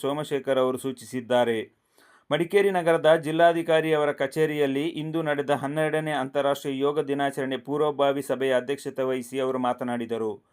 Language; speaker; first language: Kannada; non-native, local second language; Kodava